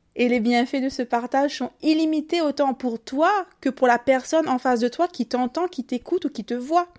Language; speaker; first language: French; native; French